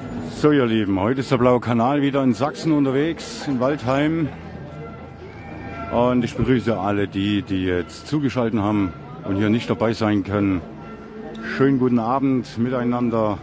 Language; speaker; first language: German; native; German